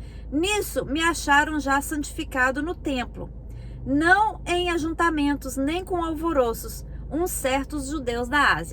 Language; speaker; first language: Portuguese; native; Portuguese